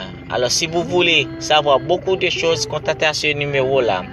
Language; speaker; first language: French; non-native, learner; Haitian Creole